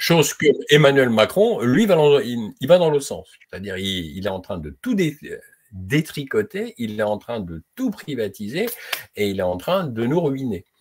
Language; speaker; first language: French; native; French